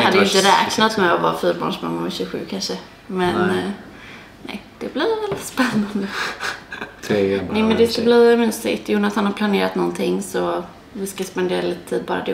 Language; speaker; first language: Swedish; native; Swedish